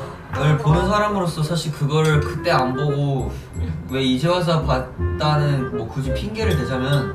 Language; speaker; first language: Korean; native; Korean